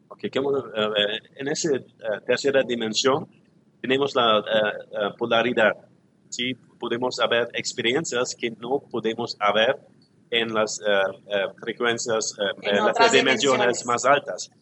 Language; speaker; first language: Spanish; non-native, learner; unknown